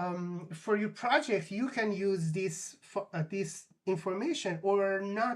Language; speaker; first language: English; non-native, fluent; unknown